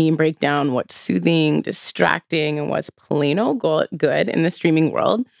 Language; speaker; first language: English; native; English